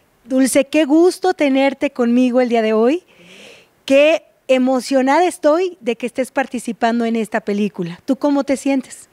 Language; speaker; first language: Spanish; native; Spanish